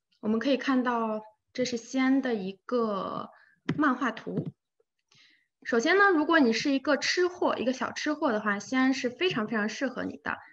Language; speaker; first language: Chinese; native; Chinese